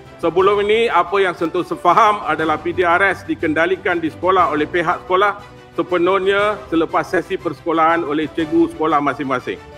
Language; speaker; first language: Malay; non-native, local second language; Tamil